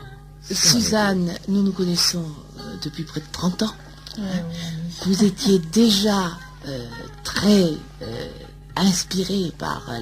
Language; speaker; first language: French; native; French